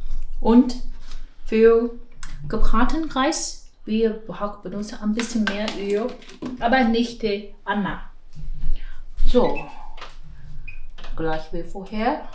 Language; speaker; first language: German; non-native, learner; Chinese